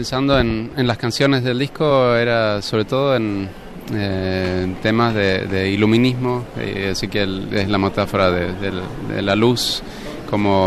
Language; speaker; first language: Spanish; non-native, fluent; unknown